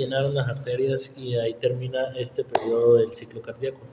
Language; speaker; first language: Spanish; native; Spanish